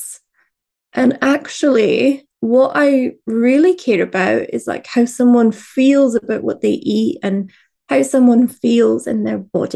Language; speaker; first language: English; native; English